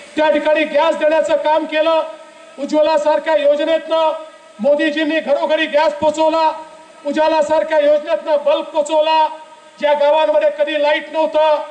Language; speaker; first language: Marathi; native; Marathi